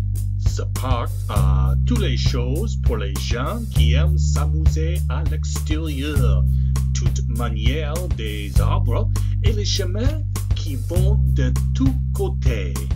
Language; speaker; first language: French; non-native, learner; English